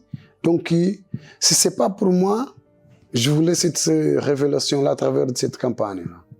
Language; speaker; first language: French; non-native, local second language; Portuguese